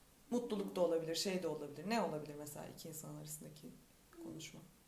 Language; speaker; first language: Turkish; native; Turkish